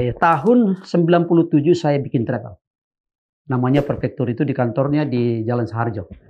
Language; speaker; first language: Indonesian; non-native, local second language; Batak Toba